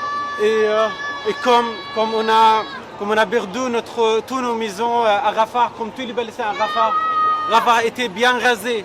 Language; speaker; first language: French; non-native, fluent; Arabic